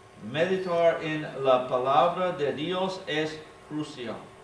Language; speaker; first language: Spanish; non-native, learner; English